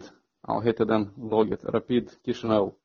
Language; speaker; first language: Swedish; non-native, fluent; Romanian